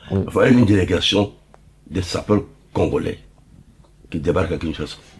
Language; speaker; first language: French; non-native, local second language; Lingala